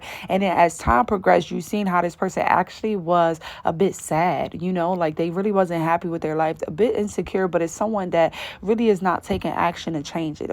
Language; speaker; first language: English; native; English